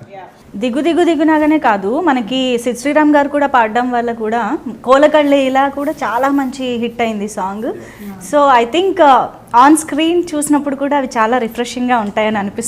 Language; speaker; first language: Telugu; native; Telugu